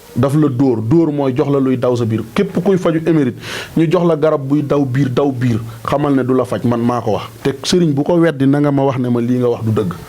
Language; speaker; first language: Wolof; non-native, local second language; Serer